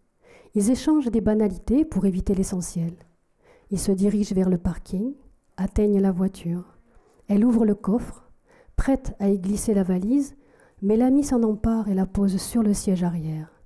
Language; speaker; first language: French; native; French